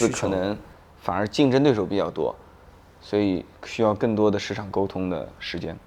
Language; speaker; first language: Chinese; native; Chinese